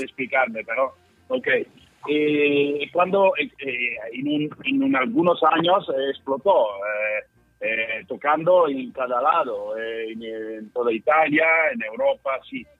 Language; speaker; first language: Spanish; non-native, learner; Italian